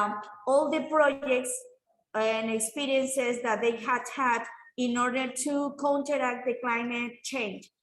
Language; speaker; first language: English; non-native, fluent; Spanish